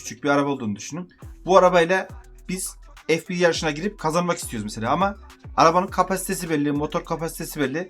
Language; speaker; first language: Turkish; native; Turkish